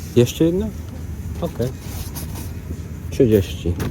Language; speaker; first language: Polish; non-native, learner; Hungarian